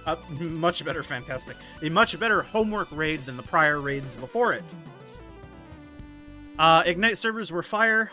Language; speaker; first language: English; native; English